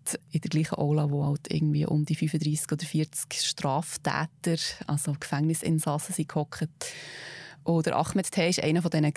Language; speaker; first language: German; native; German